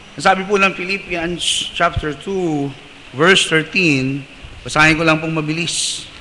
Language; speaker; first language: Filipino; non-native, local second language; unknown